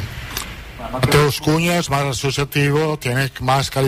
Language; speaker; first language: Portuguese; non-native, learner; Italian